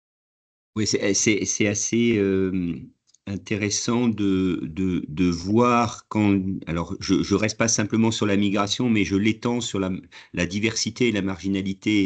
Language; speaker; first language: French; native; French